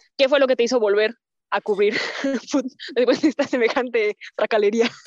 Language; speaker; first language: Spanish; native; Spanish